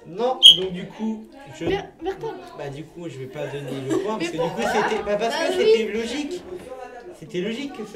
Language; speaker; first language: French; native; French